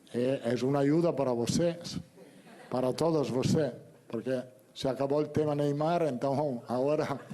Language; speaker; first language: Portuguese; non-native, learner; Italian